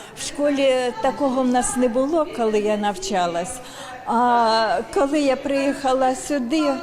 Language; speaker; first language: Ukrainian; non-native, local second language; Russian